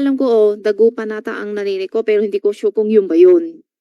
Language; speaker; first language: Filipino; non-native, learner; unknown